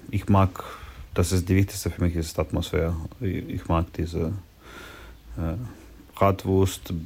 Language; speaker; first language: German; non-native, learner; Ukrainian